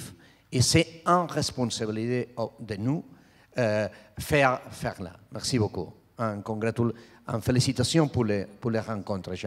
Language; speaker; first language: French; non-native, learner; Spanish